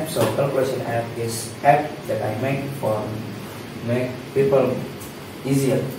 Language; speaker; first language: English; non-native, learner; Indonesian